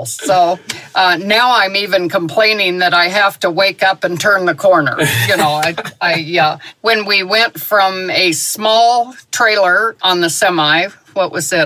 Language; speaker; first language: English; native; English